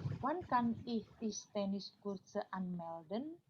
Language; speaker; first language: German; non-native, learner; Indonesian